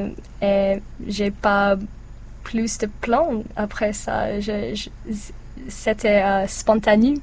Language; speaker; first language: French; non-native, learner; English